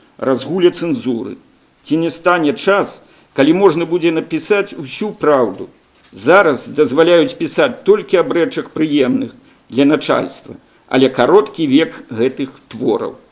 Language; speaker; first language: Belarusian; native; Belarusian